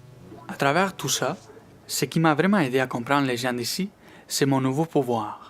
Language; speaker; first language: French; non-native, fluent; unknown